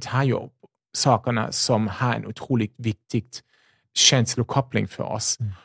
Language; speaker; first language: Swedish; non-native, fluent; German